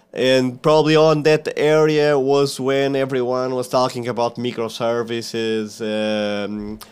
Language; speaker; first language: English; non-native, fluent; Portuguese